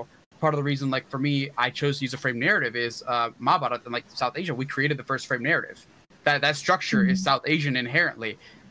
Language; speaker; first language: English; early bilingual, other home language; Hindi